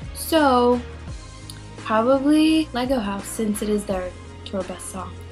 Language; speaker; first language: English; non-native, local second language; Filipino